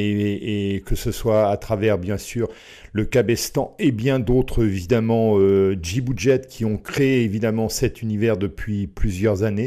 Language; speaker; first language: French; native; French